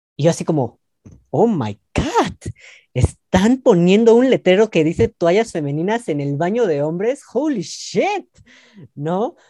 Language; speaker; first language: Spanish; native; Spanish